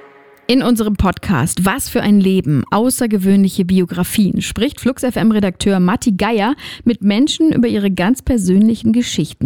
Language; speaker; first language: German; native; German